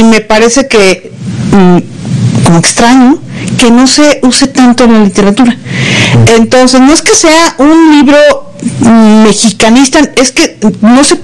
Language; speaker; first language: Spanish; native; Spanish